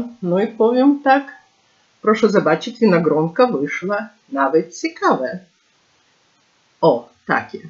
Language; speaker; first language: Polish; non-native, learner; Ukrainian